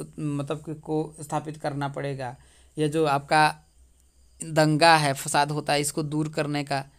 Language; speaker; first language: Hindi; native; Hindi